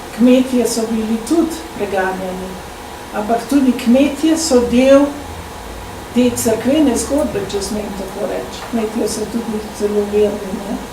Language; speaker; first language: Slovenian; early bilingual, heritage; Slovenian